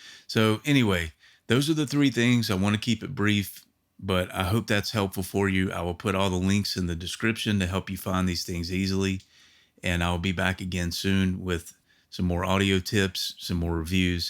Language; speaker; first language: English; native; English